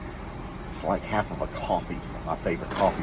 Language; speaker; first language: English; native; English